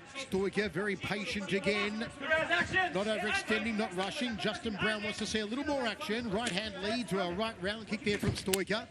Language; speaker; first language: English; native; English